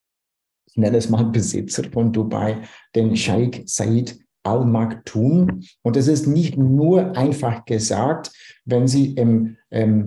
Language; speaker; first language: German; non-native, fluent; Dutch